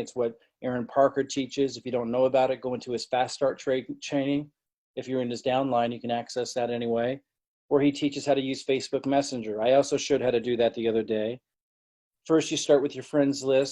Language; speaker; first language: English; native; English